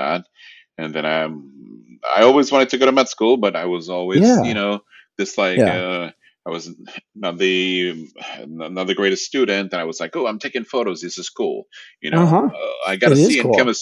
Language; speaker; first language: English; non-native, fluent; Spanish